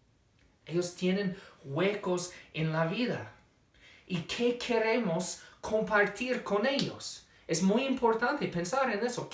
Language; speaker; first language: Spanish; non-native, fluent; English